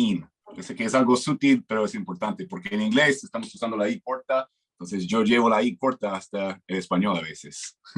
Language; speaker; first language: Spanish; non-native, fluent; English